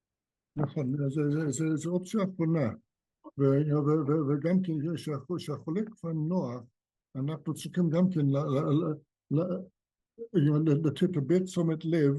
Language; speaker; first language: Hebrew; non-native, fluent; English